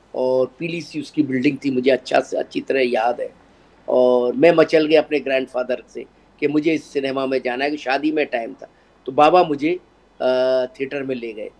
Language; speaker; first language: Hindi; native; Hindi